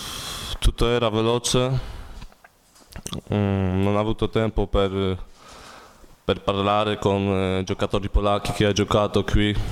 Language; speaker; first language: Italian; non-native, learner; Polish